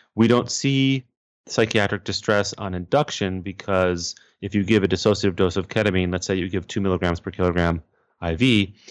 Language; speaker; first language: English; native; English